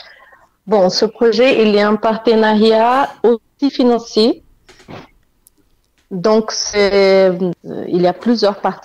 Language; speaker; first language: French; non-native, fluent; Portuguese